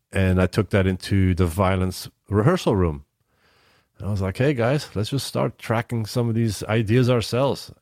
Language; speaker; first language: English; non-native, fluent; Dutch